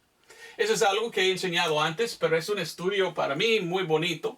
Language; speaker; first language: Spanish; non-native, fluent; English